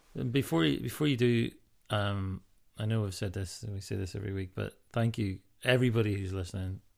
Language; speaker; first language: English; native; English